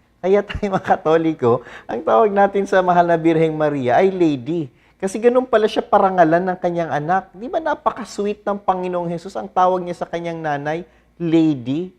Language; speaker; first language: Filipino; non-native, local second language; Bikol